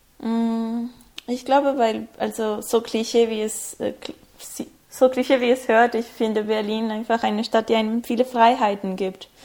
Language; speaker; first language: German; non-native, fluent; Spanish